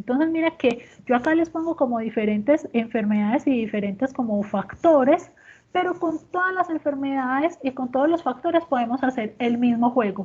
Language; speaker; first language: Spanish; native; Spanish